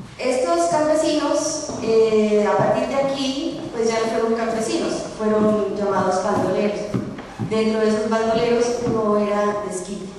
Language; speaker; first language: Spanish; native; Spanish